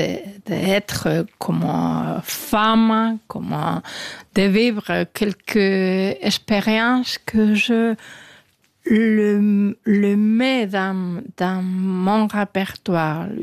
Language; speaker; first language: French; non-native, learner; Spanish